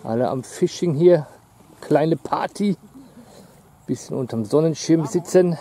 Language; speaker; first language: German; native; German